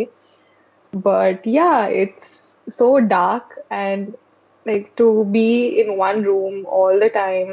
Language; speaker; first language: English; non-native, local second language; Hindi